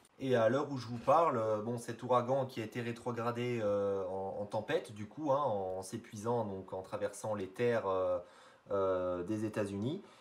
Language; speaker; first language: French; native; French